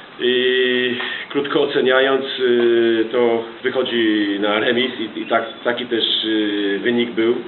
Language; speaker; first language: Polish; native; Polish